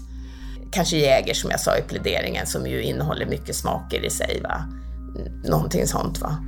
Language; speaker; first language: Swedish; native; Swedish